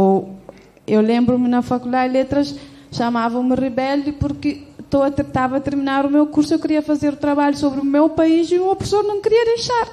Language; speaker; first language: Portuguese; non-native, local second language; Kabuverdianu